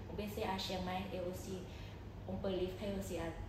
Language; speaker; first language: French; non-native, fluent; Thai